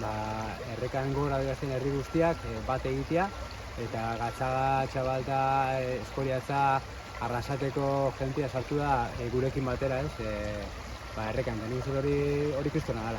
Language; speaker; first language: Basque; native; Basque